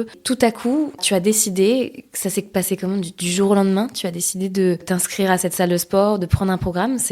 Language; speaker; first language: French; native; French